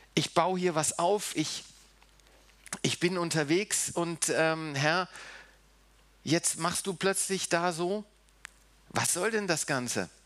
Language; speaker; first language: German; early bilingual, heritage; German